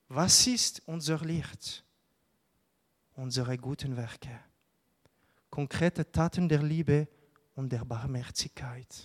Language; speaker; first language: German; non-native, local second language; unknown